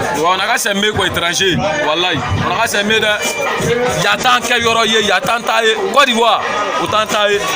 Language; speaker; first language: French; non-native, local second language; Bambara